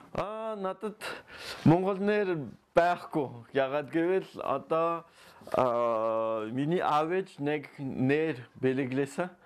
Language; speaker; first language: Mongolian; non-native, learner; French